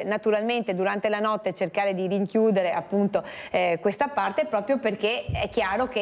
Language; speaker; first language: Italian; native; Italian